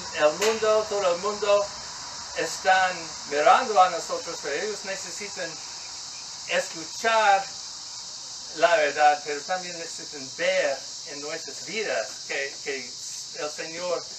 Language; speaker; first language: Spanish; non-native, learner; English